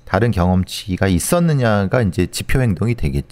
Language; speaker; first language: Korean; native; Korean